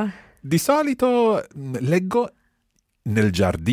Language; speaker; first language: Italian; non-native, fluent; English